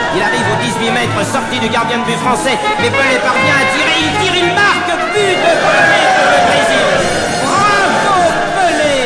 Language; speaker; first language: French; native; French